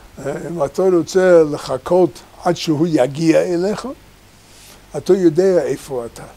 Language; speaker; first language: Hebrew; non-native, fluent; English